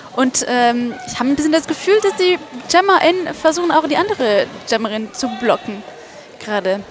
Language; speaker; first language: German; non-native, fluent; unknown